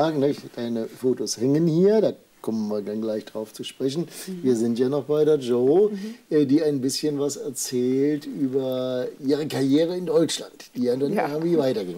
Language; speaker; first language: German; native; German